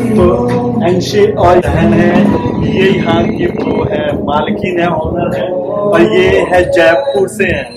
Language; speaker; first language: Hindi; native; Hindi